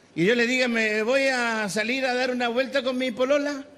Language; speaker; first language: Spanish; native; Spanish